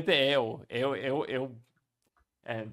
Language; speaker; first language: Portuguese; non-native, fluent; English